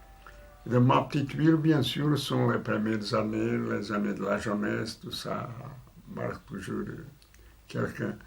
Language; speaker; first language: French; non-native, fluent; Portuguese